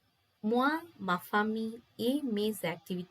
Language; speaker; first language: French; non-native, fluent; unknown